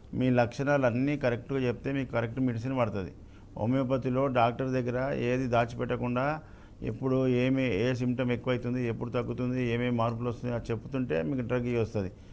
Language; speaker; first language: Telugu; native; Telugu